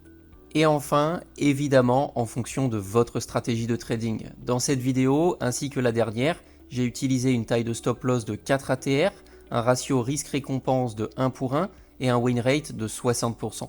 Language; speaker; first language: French; native; French